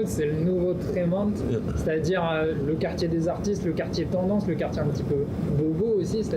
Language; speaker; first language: French; native; French